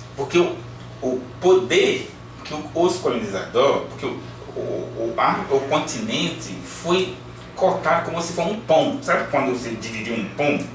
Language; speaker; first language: Portuguese; non-native, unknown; Yoruba